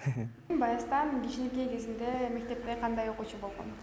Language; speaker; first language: Kyrgyz; native; Kyrgyz